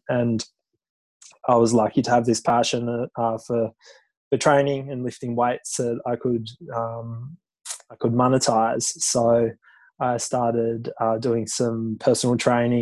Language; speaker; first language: English; native; English